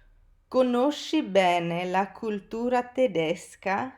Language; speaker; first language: Italian; non-native, fluent; English